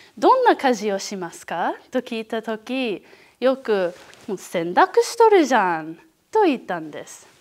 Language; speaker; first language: Japanese; non-native, learner; English